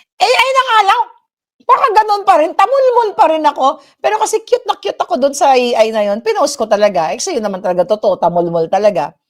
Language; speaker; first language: Filipino; non-native, local second language; Hiligaynon